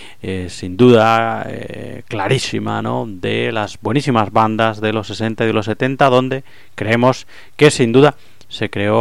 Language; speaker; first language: Spanish; native; Spanish